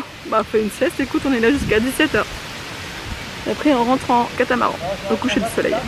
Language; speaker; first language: French; native; French